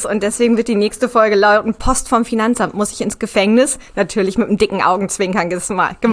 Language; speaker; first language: German; native; German